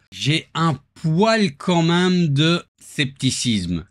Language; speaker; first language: French; native; French